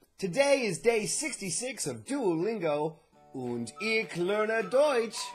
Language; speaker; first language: German; non-native, learner; English